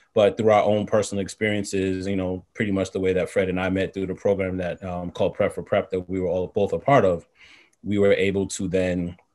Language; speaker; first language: English; native; English